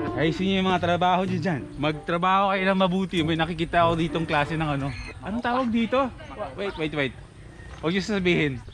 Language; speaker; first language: Filipino; non-native, local second language; Aklanon